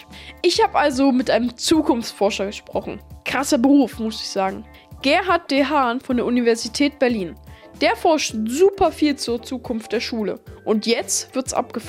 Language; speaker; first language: German; native; German